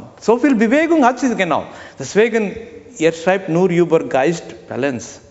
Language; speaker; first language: German; non-native, learner; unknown